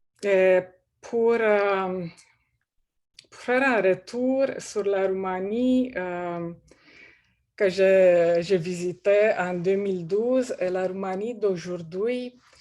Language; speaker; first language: French; non-native, fluent; Romanian